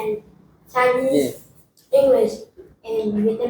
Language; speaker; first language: English; non-native, learner; Vietnamese